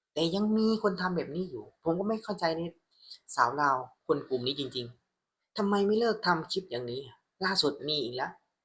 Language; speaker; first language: Thai; native; Thai